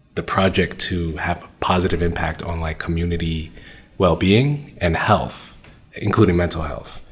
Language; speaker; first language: English; native; English